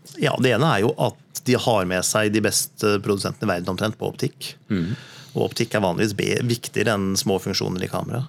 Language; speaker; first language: Norwegian; native; Norwegian